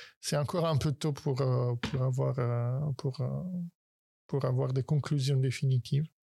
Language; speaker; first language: French; non-native, fluent; Italian